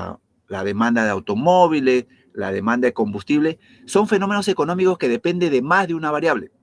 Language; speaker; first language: Spanish; native; Spanish